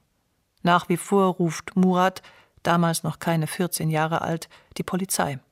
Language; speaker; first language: German; native; German